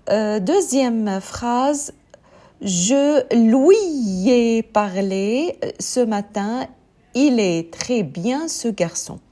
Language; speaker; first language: French; non-native, fluent; Arabic